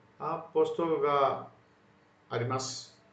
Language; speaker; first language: Japanese; non-native, fluent; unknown